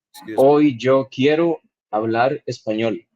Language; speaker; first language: Spanish; non-native, learner; English